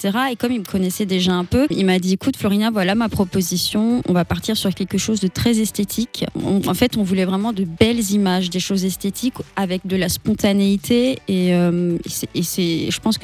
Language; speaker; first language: French; native; French